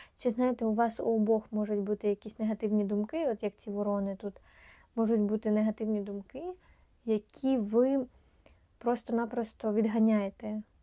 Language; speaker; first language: Ukrainian; non-native, local second language; Russian